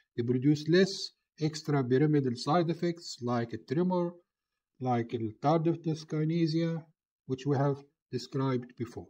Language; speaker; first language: English; non-native, fluent; Arabic